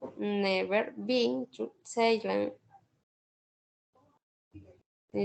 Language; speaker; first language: English; non-native, fluent; Spanish